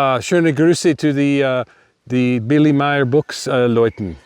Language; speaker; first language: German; non-native, learner; English